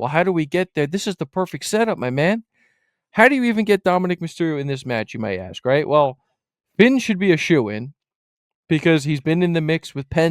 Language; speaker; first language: English; native; English